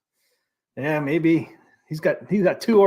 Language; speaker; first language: English; native; English